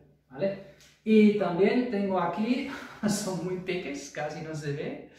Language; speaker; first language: Spanish; non-native, fluent; German